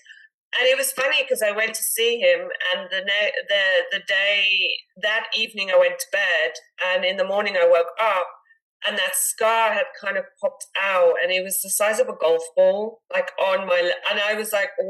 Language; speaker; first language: English; native; English